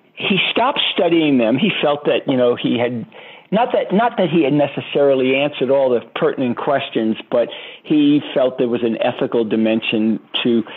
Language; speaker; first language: English; native; English